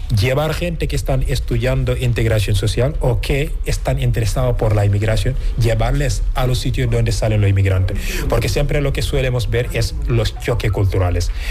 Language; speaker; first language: Spanish; non-native, fluent; Wolof